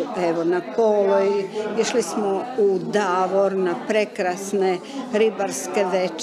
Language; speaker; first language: Croatian; native; Croatian